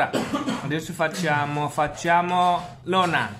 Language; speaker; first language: Italian; non-native, learner; Indonesian